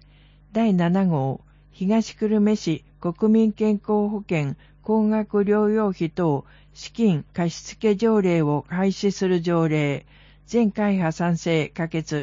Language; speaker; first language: Japanese; native; Japanese